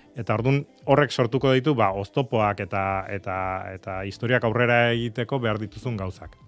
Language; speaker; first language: Basque; native; Basque